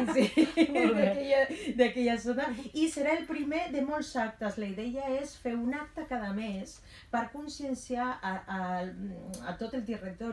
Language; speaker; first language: Catalan; non-native, fluent; Spanish